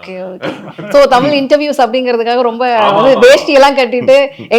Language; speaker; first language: Tamil; native; Tamil